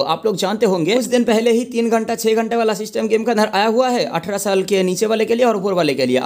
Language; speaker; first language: Hindi; non-native, local second language; Bangla